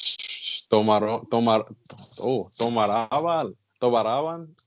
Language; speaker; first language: Spanish; non-native, learner; English